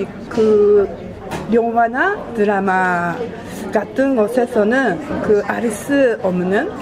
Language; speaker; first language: Korean; non-native, fluent; Japanese